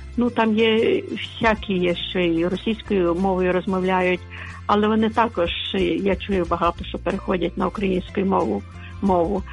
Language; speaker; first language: Ukrainian; native; Ukrainian